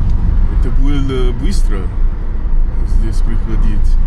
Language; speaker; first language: Russian; non-native, learner; English